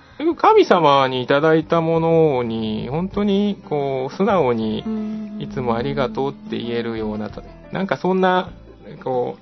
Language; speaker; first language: Japanese; native; Japanese